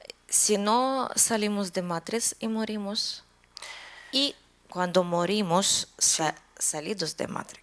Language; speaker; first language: Spanish; non-native, learner; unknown